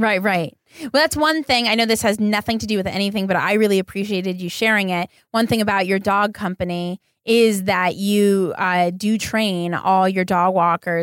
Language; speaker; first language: English; native; English